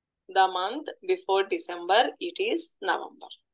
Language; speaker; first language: English; non-native, local second language; Telugu